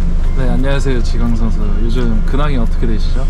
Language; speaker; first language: Korean; native; Korean